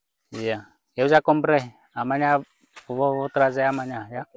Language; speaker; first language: Portuguese; non-native, learner; Vietnamese